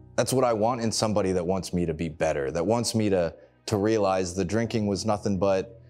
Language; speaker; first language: English; native; English